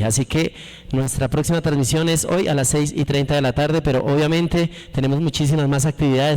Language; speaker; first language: Spanish; native; Spanish